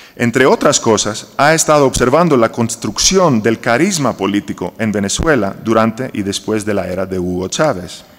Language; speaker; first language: Spanish; non-native, fluent; Greek